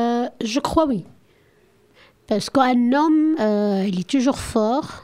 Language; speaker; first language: French; non-native, learner; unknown